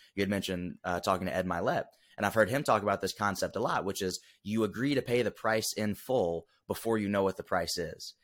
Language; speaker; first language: English; native; English